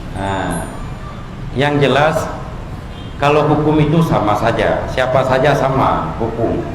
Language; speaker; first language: Malay; non-native, local second language; Achinese